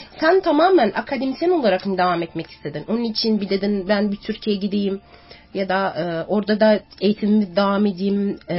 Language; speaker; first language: Turkish; native; Turkish